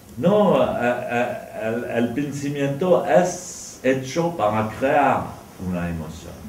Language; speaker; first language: Spanish; non-native, fluent; French